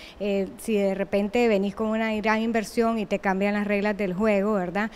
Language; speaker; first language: Spanish; native; Spanish